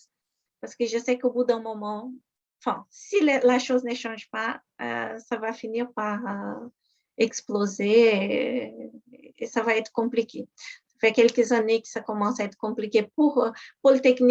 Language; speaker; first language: French; non-native, fluent; Portuguese